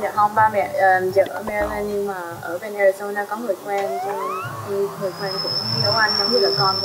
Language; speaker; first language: Vietnamese; early bilingual, heritage; Vietnamese